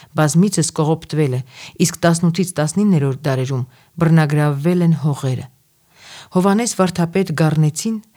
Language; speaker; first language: Armenian; native; Armenian